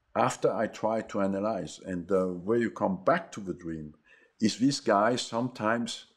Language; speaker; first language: English; non-native, fluent; French